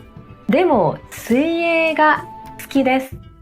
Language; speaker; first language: Japanese; non-native, fluent; Korean